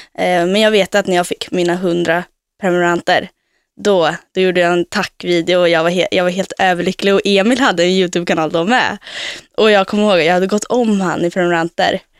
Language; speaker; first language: Swedish; native; Swedish